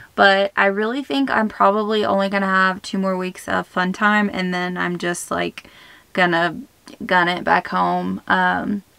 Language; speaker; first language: English; native; English